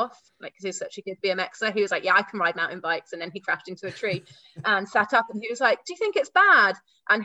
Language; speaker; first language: English; native; English